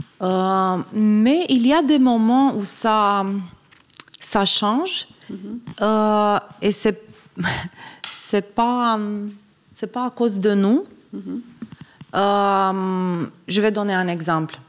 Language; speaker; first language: French; non-native, fluent; Romanian